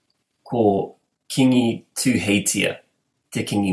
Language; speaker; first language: Māori; non-native, learner; English